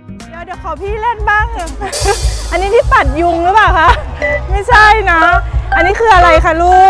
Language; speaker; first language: Thai; native; Thai